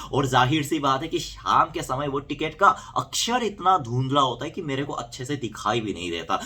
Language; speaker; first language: Hindi; non-native, fluent; Korean